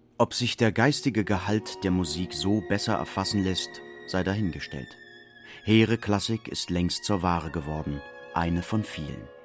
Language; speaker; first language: German; native; German